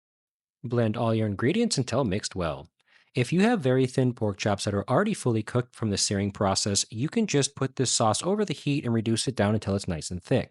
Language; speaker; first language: English; native; English